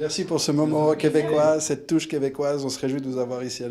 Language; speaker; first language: French; native; French